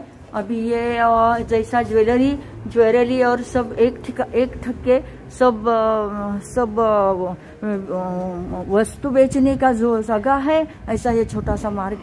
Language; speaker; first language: Hindi; non-native, local second language; Marathi